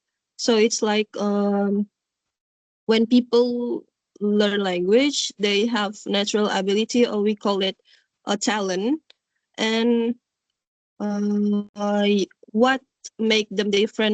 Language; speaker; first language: English; non-native, learner; Indonesian